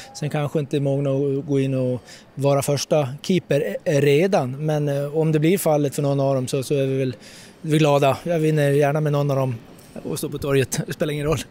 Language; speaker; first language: Swedish; native; Swedish